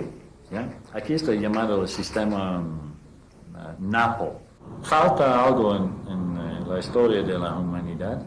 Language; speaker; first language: Spanish; non-native, learner; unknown